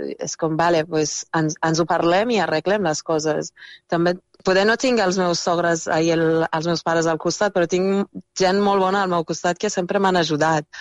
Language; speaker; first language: Catalan; non-native, fluent; Persian